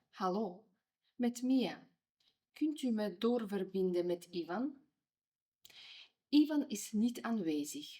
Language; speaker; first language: Dutch; non-native, fluent; Ukrainian